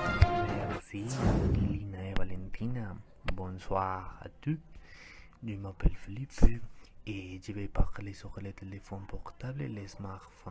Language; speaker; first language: French; non-native, learner; Spanish